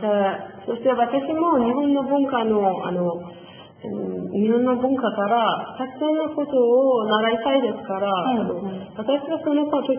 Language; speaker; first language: Japanese; non-native, learner; Persian